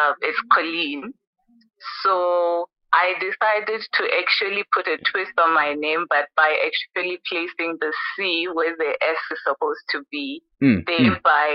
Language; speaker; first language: English; non-native, local second language; Venda